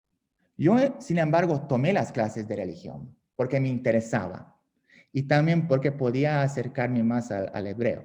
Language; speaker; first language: Spanish; non-native, fluent; Hungarian